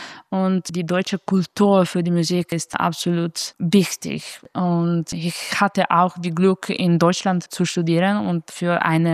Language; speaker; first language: German; non-native, learner; Italian